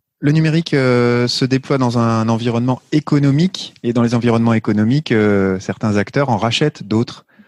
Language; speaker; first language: French; native; French